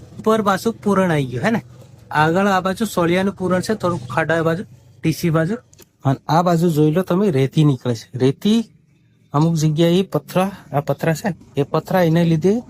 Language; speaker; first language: Gujarati; non-native, local second language; Bhili